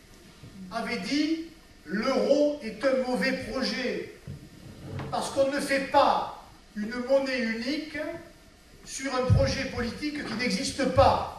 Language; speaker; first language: French; native; French